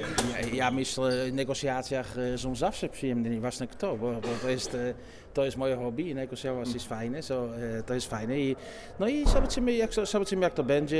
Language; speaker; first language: Polish; non-native, fluent; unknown